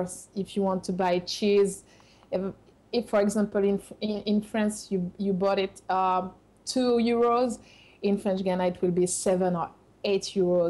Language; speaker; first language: English; non-native, fluent; French